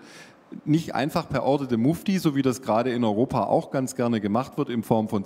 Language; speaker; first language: German; native; German